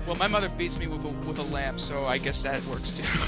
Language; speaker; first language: English; native; English